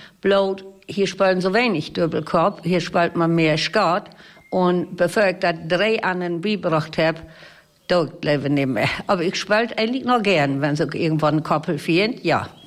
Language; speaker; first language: German; native; German